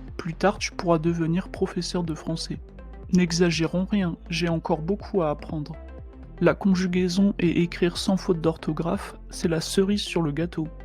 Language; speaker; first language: French; native; French